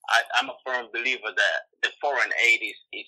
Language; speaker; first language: English; non-native, local second language; Swahili